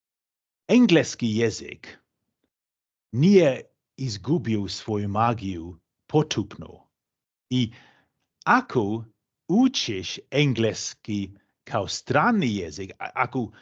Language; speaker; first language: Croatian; non-native, fluent; English